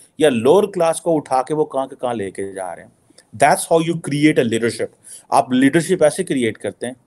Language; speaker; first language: Urdu; native; Urdu